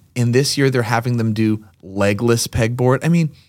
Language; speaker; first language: English; native; English